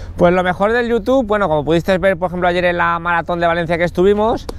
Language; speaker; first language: Spanish; native; Spanish